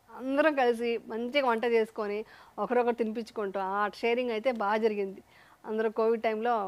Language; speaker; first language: Telugu; native; Telugu